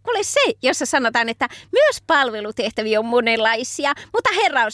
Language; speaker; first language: Finnish; native; Finnish